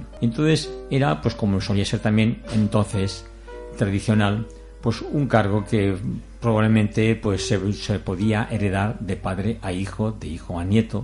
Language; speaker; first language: Spanish; native; Spanish